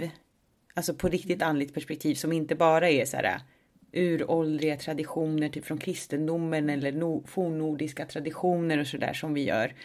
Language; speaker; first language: Swedish; native; Swedish